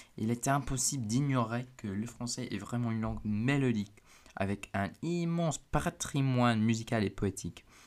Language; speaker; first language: French; non-native, fluent; English